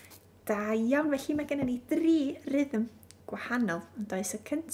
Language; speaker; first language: Welsh; native; Welsh